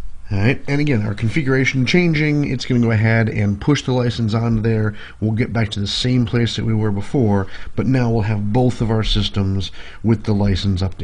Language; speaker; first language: English; native; English